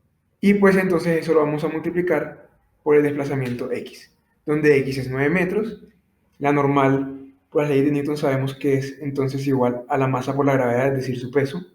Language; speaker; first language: Spanish; native; Spanish